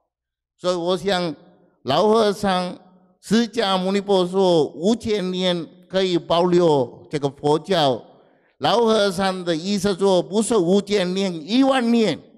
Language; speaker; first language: Chinese; non-native, fluent; Sinhala